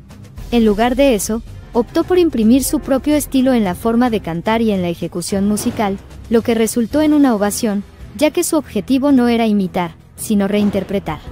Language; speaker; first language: Spanish; native; Spanish